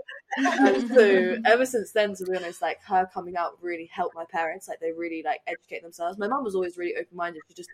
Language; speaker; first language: English; native; English